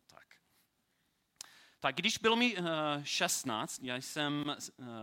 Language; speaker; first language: Czech; non-native, learner; English